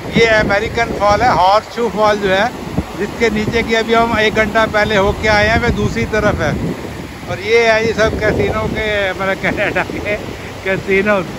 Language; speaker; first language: Hindi; native; Hindi